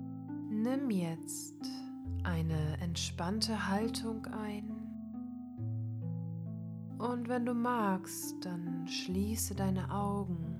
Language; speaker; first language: German; native; German